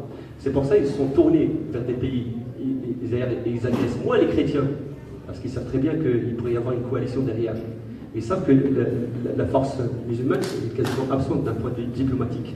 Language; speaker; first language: French; native; French